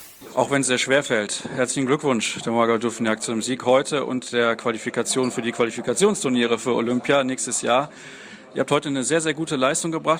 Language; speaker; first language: German; native; German